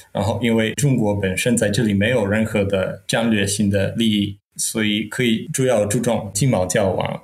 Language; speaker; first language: Chinese; non-native, fluent; Czech